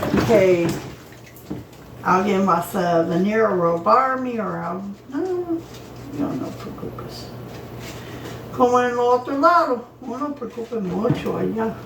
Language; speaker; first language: Spanish; non-native, learner; English